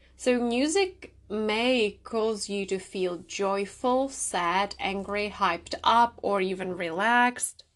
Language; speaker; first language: English; non-native, fluent; Czech